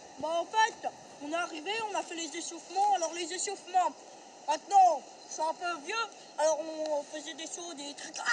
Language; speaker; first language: French; native; French